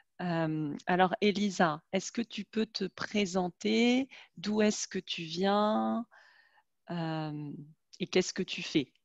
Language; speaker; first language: French; native; French